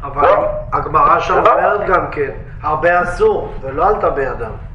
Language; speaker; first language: Hebrew; native; Hebrew